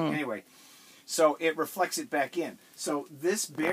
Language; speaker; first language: English; native; English